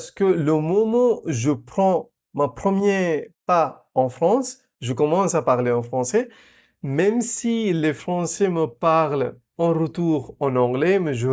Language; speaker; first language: French; non-native, fluent; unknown